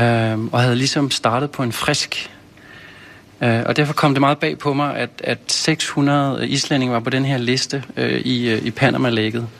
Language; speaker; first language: Danish; native; Danish